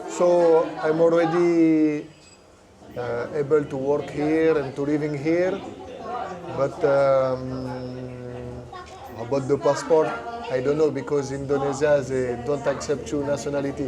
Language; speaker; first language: English; non-native, fluent; French